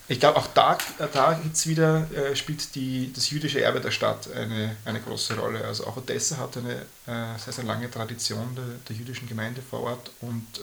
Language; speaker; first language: German; native; German